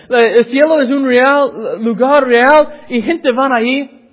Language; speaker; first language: Spanish; non-native, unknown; English